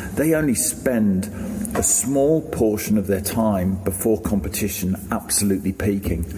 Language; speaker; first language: English; native; English